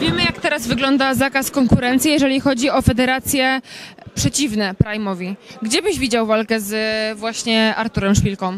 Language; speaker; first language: Polish; native; Polish